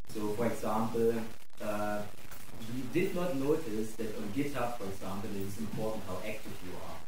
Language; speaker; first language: English; non-native, fluent; German